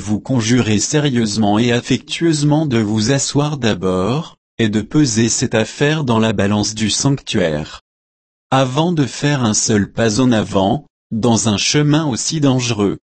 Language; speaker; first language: French; native; French